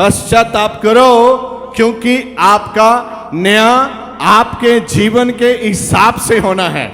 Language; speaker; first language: Hindi; non-native, local second language; Punjabi